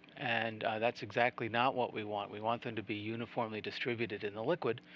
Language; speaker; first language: English; native; English